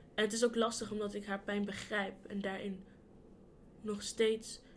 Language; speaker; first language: Dutch; early bilingual, other home language; Yoruba